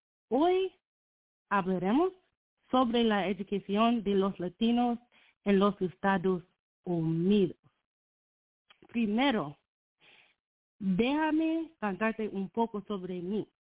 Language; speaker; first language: Spanish; non-native, learner; English